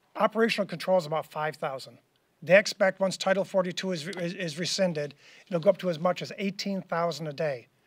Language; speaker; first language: English; native; English